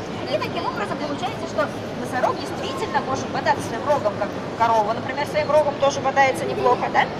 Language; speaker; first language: Russian; native; Russian